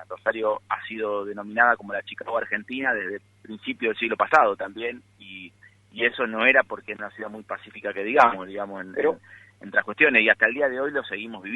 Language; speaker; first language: Spanish; native; Spanish